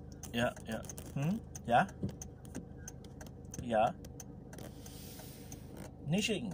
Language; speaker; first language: German; native; German